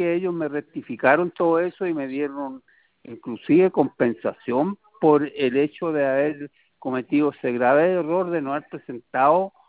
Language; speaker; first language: Spanish; native; Spanish